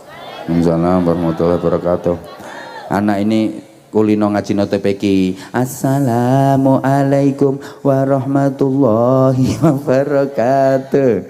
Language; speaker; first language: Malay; non-native, local second language; Javanese